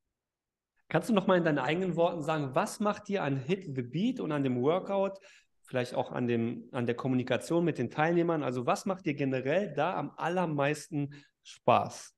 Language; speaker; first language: German; native; German